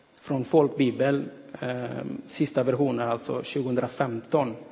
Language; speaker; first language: Swedish; non-native, fluent; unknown